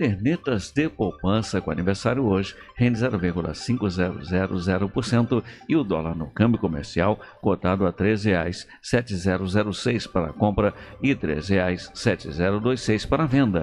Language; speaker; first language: Portuguese; native; Portuguese